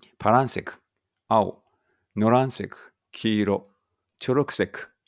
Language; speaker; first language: Japanese; native; Japanese